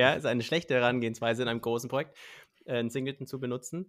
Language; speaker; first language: German; native; German